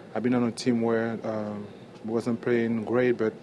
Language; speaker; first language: English; non-native, fluent; French